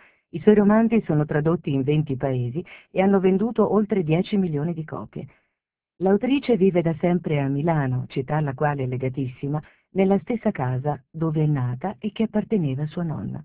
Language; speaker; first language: Italian; native; Italian